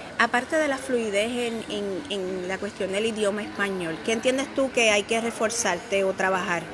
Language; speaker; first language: Spanish; native; Spanish